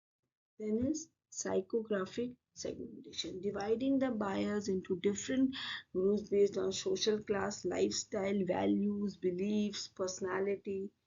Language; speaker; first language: English; non-native, local second language; Hindi